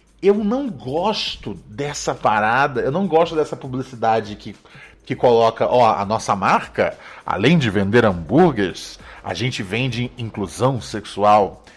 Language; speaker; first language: Portuguese; native; Portuguese